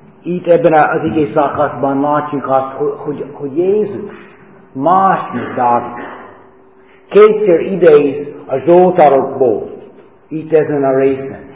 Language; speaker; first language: Hungarian; non-native, learner; English